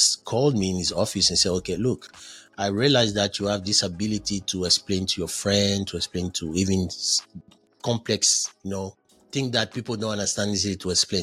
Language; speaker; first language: English; non-native, fluent; French